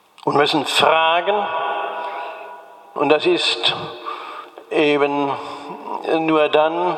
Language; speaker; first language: German; native; German